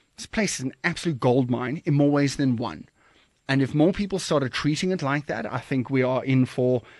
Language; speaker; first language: English; native; English